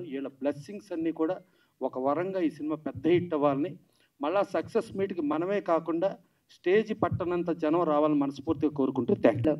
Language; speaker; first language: Telugu; native; Telugu